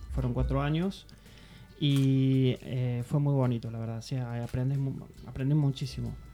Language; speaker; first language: Spanish; native; Spanish